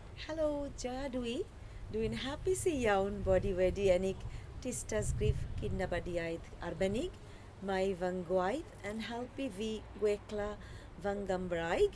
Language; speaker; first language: Welsh; non-native, learner; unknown